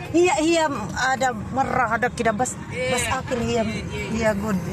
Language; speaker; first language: Arabic; non-native, learner; Filipino